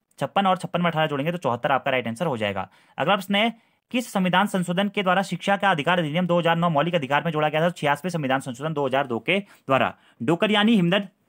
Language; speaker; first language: Hindi; native; Hindi